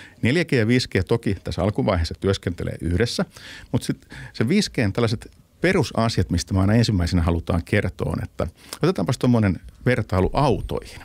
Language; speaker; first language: Finnish; native; Finnish